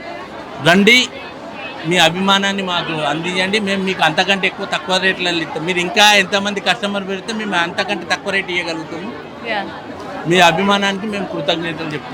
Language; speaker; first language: Telugu; native; Telugu